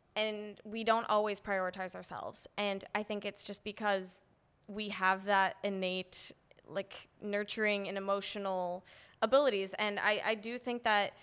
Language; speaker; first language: English; native; English